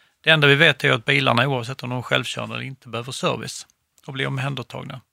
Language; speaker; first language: Swedish; native; Swedish